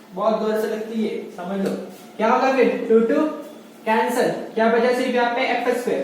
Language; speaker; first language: Hindi; non-native, local second language; Marathi